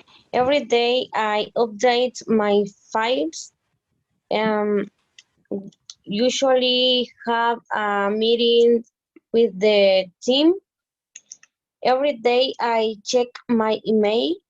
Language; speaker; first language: English; non-native, learner; Spanish